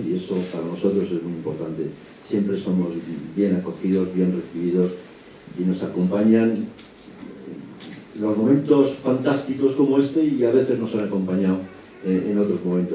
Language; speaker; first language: Spanish; native; Spanish